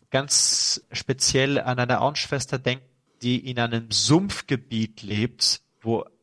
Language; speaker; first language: German; non-native, fluent; French